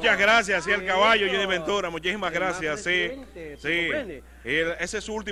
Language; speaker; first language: Spanish; native; Spanish